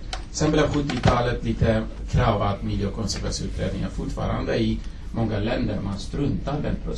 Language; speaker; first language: Swedish; non-native, fluent; Kurdish